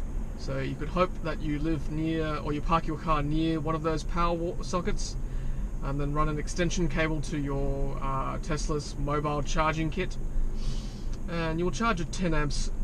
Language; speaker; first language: English; native; English